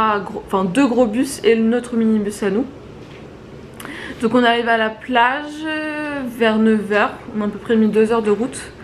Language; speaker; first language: French; native; French